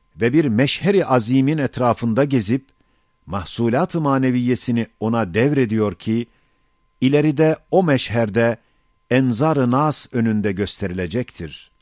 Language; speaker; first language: Turkish; native; Turkish